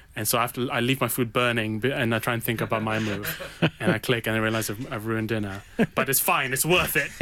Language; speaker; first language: English; native; English